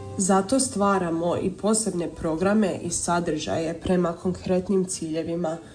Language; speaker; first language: Serbian; early bilingual, heritage; Croatian